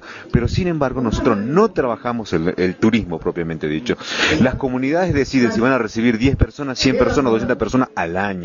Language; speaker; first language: Spanish; native; Spanish